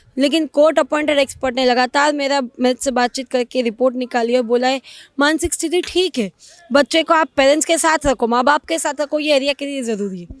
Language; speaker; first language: Hindi; non-native, local second language; Gujarati